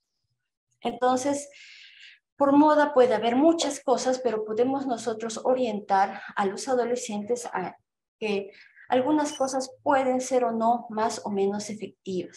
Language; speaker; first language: Spanish; native; Spanish